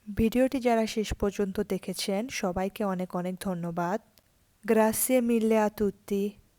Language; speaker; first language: Bangla; native; Bangla